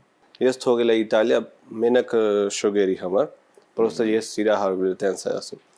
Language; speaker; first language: Armenian; non-native, learner; Punjabi